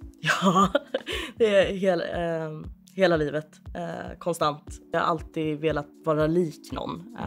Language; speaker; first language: Swedish; native; Swedish